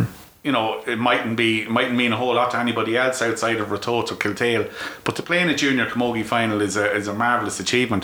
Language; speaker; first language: English; native; English